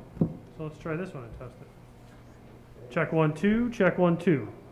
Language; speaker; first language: English; native; English